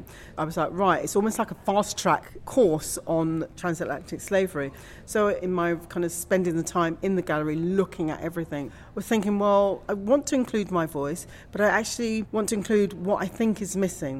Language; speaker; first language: English; native; English